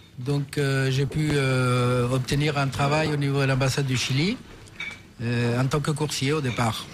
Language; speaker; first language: French; non-native, fluent; Spanish